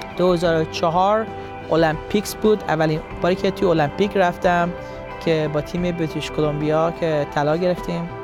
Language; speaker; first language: Persian; native; Persian